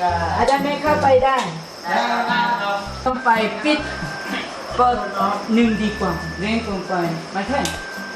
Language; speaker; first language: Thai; non-native, fluent; Korean